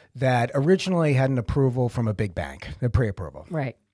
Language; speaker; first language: English; native; English